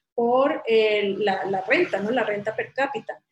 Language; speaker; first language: Spanish; native; Spanish